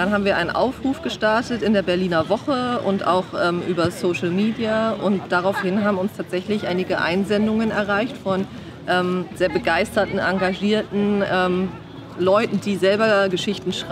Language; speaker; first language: German; native; German